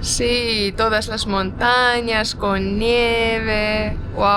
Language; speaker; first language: Spanish; non-native, fluent; Portuguese